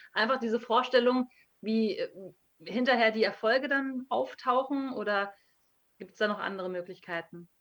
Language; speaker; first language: German; native; German